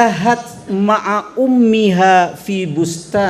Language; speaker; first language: Arabic; non-native, fluent; Indonesian